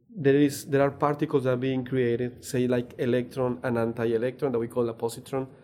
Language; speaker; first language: English; non-native, fluent; Spanish